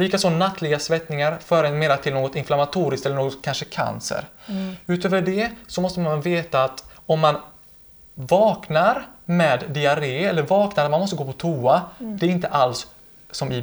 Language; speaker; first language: Swedish; native; Swedish